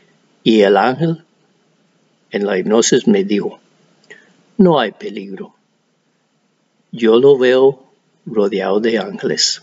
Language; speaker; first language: Spanish; non-native, fluent; English